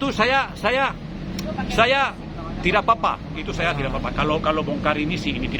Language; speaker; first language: Indonesian; non-native, fluent; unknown